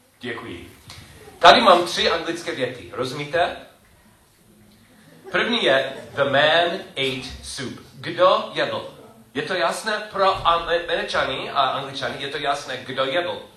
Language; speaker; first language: Czech; non-native, learner; English